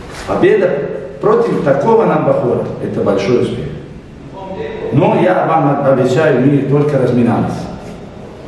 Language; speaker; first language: Russian; non-native, fluent; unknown